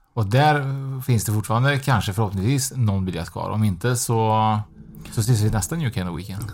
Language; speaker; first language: Swedish; native; Swedish